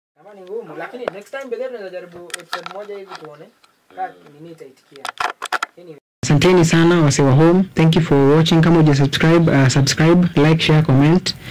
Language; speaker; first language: Swahili; native; Swahili